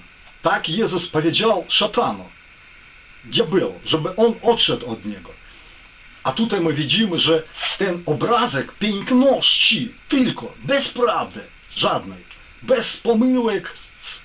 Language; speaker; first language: Polish; non-native, learner; Ukrainian